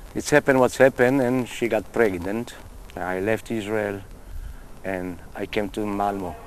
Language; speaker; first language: English; non-native, fluent; Hebrew